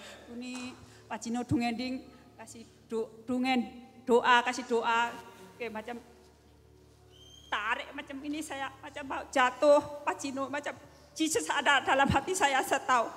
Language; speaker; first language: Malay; non-native, learner; Tedim Chin